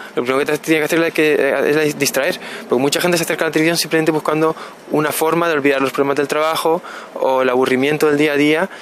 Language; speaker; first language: Spanish; native; Spanish